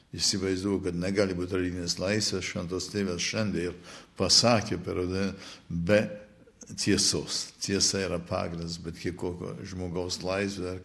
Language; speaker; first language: Lithuanian; early bilingual, heritage; Lithuanian